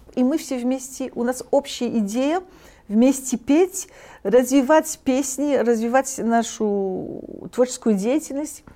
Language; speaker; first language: Russian; early bilingual, heritage; Russian